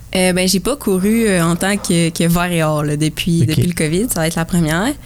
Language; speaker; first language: French; native; French